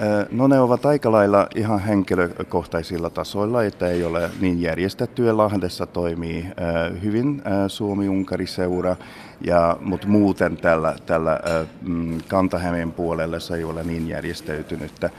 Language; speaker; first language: Finnish; non-native, fluent; Hungarian